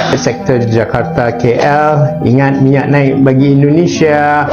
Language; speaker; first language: Malay; native; Malay